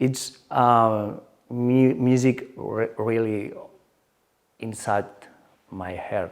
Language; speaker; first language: English; non-native, learner; Spanish